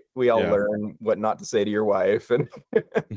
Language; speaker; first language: English; native; English